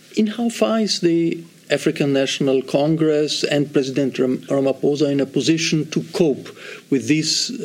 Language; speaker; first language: English; non-native, fluent; German